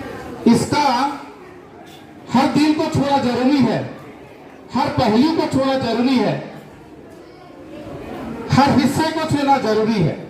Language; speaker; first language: Hindi; non-native, local second language; Odia